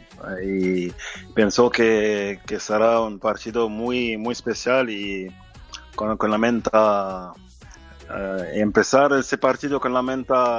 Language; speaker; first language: Spanish; non-native, fluent; French